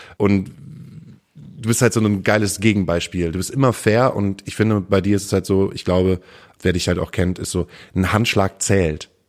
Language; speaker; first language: German; native; German